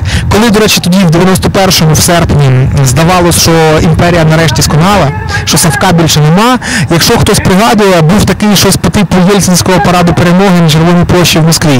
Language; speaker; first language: Ukrainian; native; Ukrainian